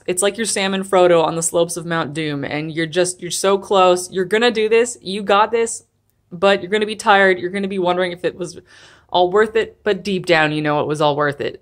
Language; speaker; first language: English; native; English